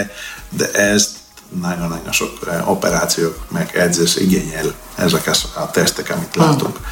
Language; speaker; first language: Hungarian; non-native, fluent; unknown